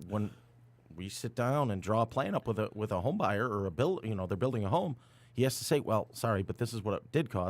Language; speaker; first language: English; native; English